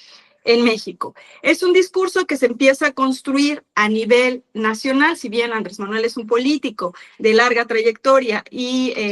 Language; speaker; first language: Spanish; native; Spanish